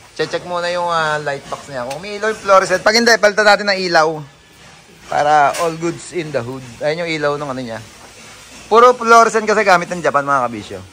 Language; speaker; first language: Filipino; native; Filipino